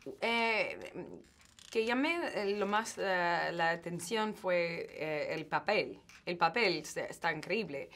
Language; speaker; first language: Spanish; non-native, learner; English